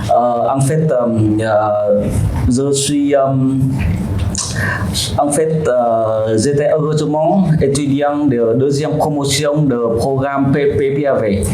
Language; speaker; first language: French; non-native, fluent; Vietnamese